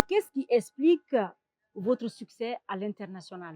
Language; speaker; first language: French; non-native, local second language; Arabic